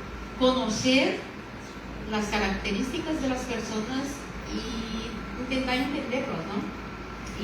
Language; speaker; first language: Spanish; non-native, fluent; Portuguese